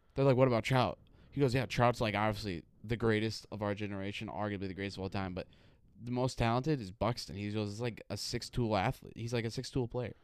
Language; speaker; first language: English; native; English